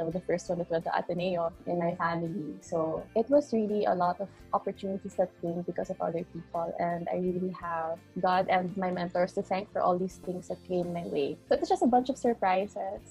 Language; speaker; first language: English; non-native, local second language; Cebuano